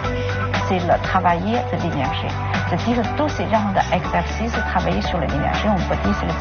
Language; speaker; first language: French; non-native, learner; Chinese